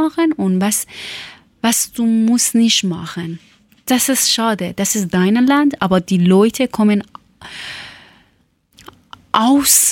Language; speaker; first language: German; non-native, learner; Persian